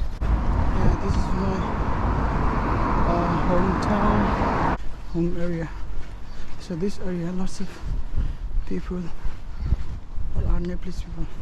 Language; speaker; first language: English; non-native, learner; Nepali